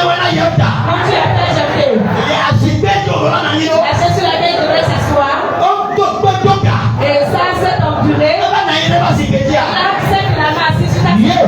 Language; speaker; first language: French; non-native, local second language; Ewe